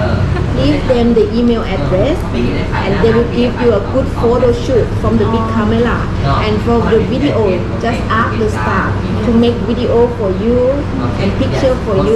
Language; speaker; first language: English; non-native, learner; Thai